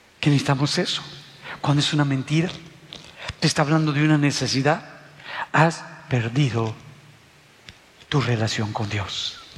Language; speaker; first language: Spanish; native; Spanish